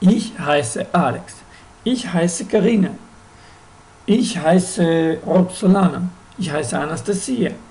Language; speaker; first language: German; non-native, fluent; Ukrainian